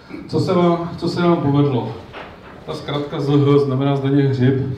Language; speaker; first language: Czech; native; Czech